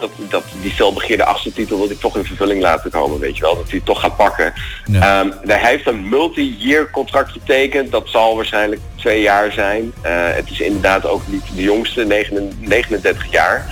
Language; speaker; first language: Dutch; native; Dutch